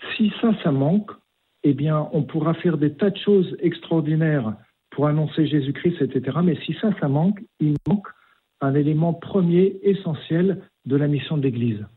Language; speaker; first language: French; native; French